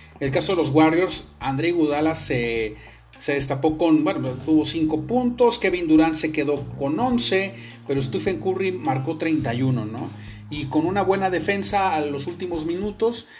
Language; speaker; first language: Spanish; native; Spanish